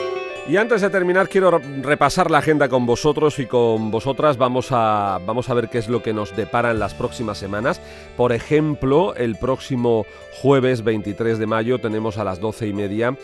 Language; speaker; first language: Spanish; native; Spanish